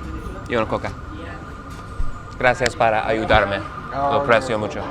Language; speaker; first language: Spanish; non-native, learner; English